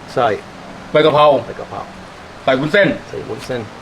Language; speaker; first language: Thai; non-native, learner; Hebrew